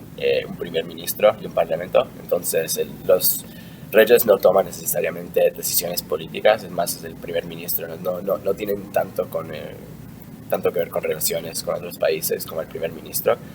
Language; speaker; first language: Spanish; early bilingual, heritage; Spanish